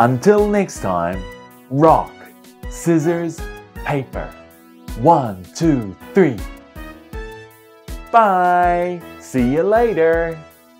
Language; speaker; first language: English; native; English